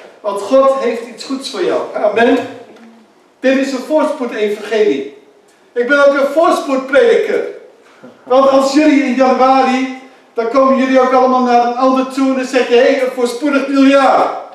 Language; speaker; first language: Dutch; native; Dutch